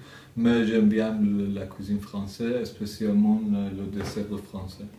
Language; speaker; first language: French; non-native, learner; Persian